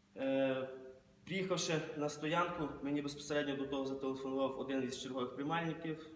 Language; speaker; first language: Ukrainian; native; Ukrainian